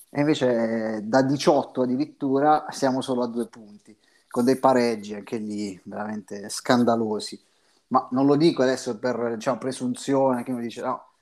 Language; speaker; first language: Italian; native; Italian